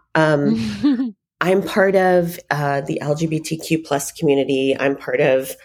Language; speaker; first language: English; native; English